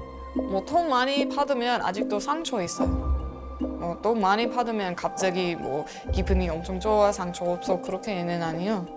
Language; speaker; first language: Korean; non-native, learner; English